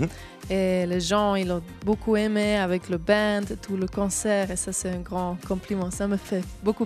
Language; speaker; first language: French; non-native, local second language; German